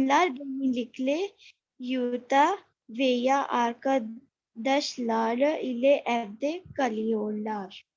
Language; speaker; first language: Turkish; non-native, learner; Urdu